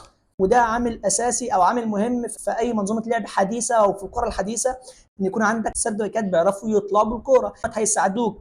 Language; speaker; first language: Arabic; native; Arabic